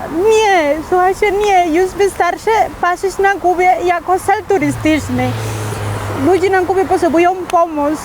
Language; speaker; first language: Polish; non-native, fluent; Spanish